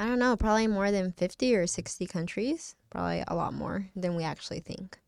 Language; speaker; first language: English; non-native, fluent; Spanish